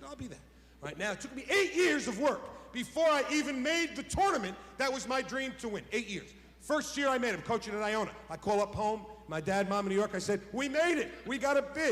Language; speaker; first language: English; native; English